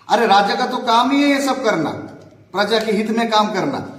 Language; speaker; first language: Hindi; non-native, local second language; Bangla